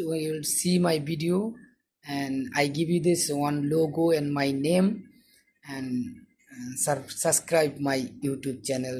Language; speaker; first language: English; non-native, learner; Bangla